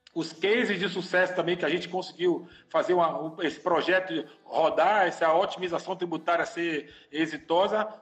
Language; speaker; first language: Portuguese; native; Portuguese